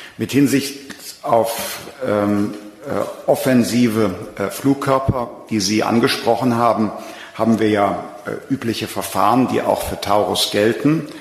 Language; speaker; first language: German; native; German